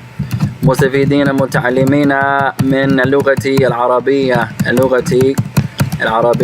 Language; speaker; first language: Arabic; non-native, fluent; English